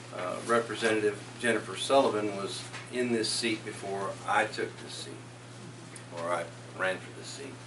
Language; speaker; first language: English; native; English